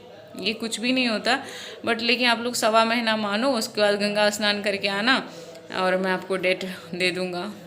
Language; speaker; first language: Hindi; non-native, local second language; Maithili